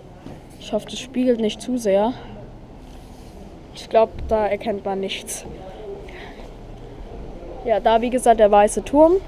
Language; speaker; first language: German; native; German